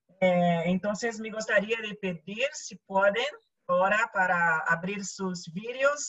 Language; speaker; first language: Spanish; non-native, local second language; Portuguese